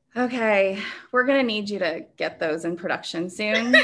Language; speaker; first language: English; early bilingual, other home language; Filipino